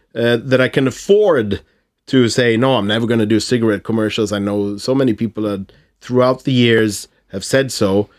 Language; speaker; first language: English; non-native, fluent; Swedish